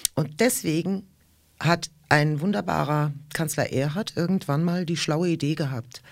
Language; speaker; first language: German; early bilingual, other home language; Russian